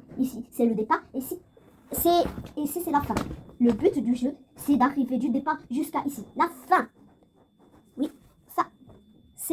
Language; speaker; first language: French; non-native, local second language; Arabic